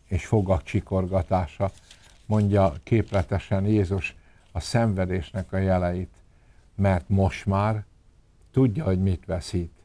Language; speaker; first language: Hungarian; native; Hungarian